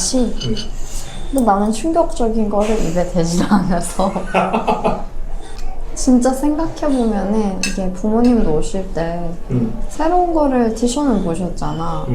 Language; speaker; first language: Korean; non-native, fluent; Persian